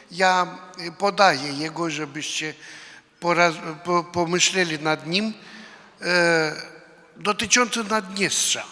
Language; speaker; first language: Polish; non-native, fluent; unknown